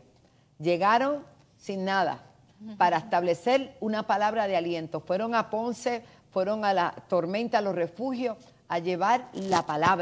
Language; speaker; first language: Spanish; native; Spanish